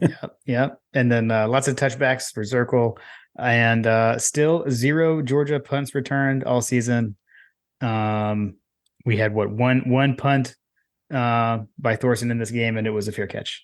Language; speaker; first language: English; native; English